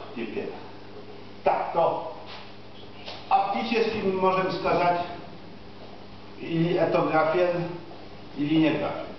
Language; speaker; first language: Russian; non-native, fluent; Polish